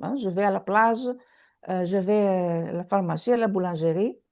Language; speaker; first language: French; non-native, fluent; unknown